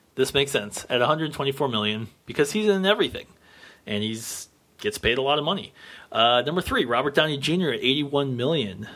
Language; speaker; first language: English; native; English